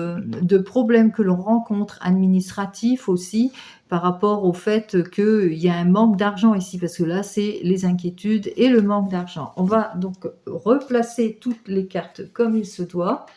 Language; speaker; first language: French; native; French